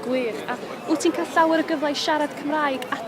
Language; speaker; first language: Welsh; native; Welsh